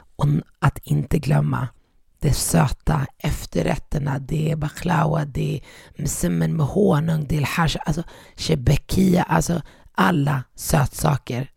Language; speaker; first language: Swedish; early bilingual, other home language; Arabic